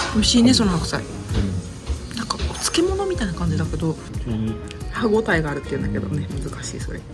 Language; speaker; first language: Japanese; native; Japanese